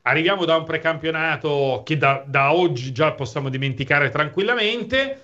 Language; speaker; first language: Italian; native; Italian